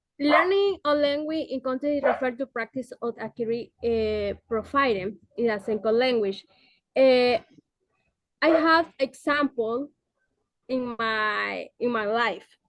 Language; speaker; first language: English; non-native, learner; Spanish